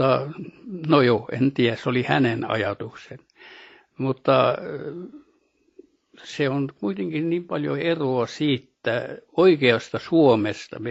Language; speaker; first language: Finnish; early bilingual, heritage; Finnish